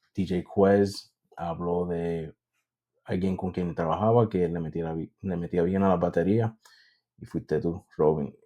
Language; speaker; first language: Spanish; early bilingual, heritage; Spanish